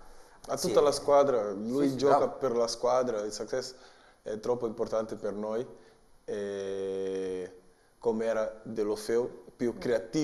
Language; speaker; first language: Italian; non-native, learner; Portuguese